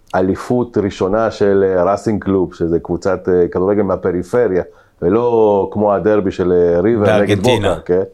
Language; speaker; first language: Hebrew; early bilingual, other home language; Spanish